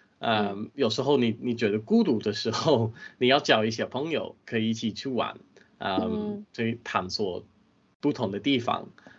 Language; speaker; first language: Chinese; non-native, fluent; English